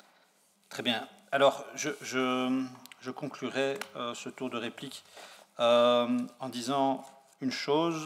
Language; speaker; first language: French; native; French